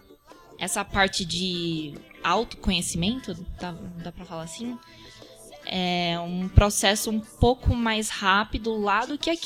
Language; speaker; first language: Portuguese; early bilingual, heritage; Portuguese